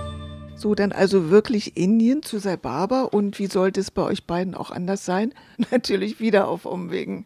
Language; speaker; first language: German; native; German